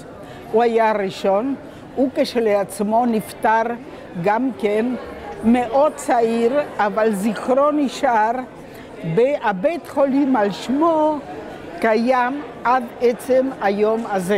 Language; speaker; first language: Hebrew; non-native, local second language; Spanish